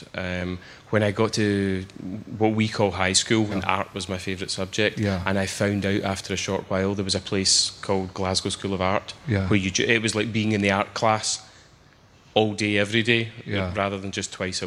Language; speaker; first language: English; native; English